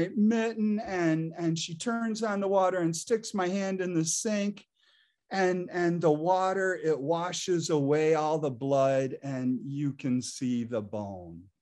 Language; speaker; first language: English; native; English